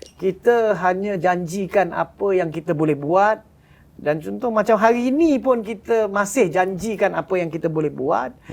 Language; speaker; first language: Malay; non-native, local second language; Chinese